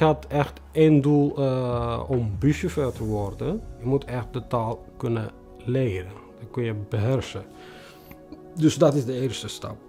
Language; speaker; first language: Dutch; non-native, fluent; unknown